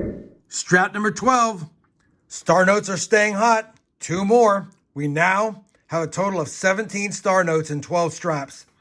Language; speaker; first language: English; native; English